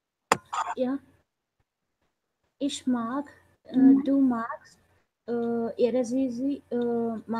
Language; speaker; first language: German; non-native, learner; Telugu